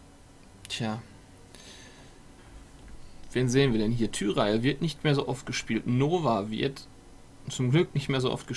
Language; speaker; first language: German; native; German